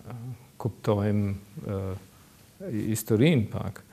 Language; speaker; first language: Albanian; non-native, learner; German